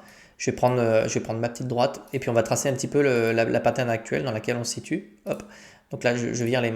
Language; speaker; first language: French; native; French